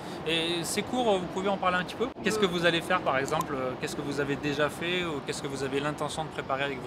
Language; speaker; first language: French; native; French